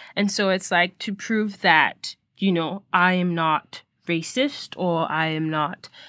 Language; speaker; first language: English; non-native, local second language; Yoruba